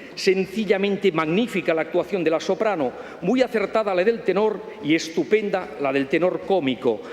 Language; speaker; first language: Spanish; non-native, local second language; Catalan